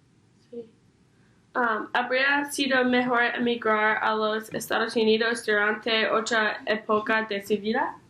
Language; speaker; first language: Spanish; non-native, learner; English